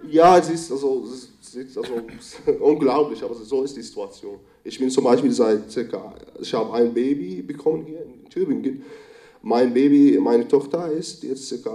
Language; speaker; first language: German; non-native, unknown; Arabic